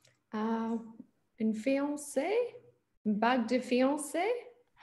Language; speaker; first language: French; non-native, learner; English